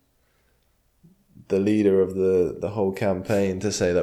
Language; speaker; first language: English; native; English